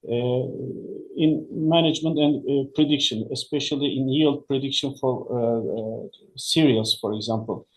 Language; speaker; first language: English; non-native, fluent; Turkish